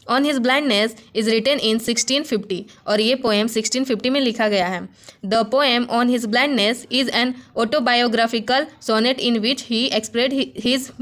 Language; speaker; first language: Hindi; native; Hindi